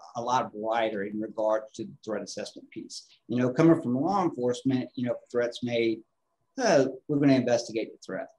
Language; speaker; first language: English; native; English